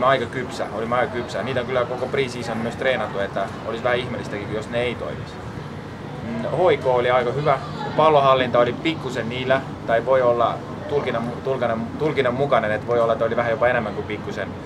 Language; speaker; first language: Finnish; non-native, fluent; Estonian